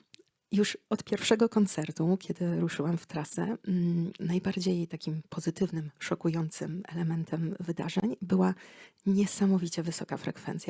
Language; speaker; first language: Polish; native; Polish